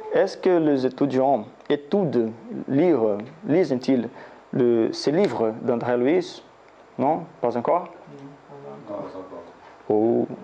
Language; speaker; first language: French; non-native, learner; Portuguese